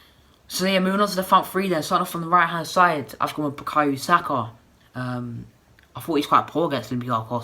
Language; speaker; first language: English; native; English